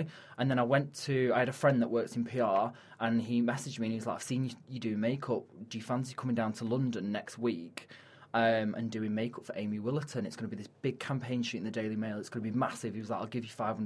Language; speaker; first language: English; native; English